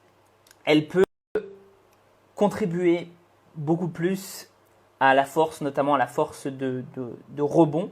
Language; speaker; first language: French; native; French